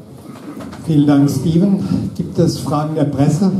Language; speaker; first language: German; native; German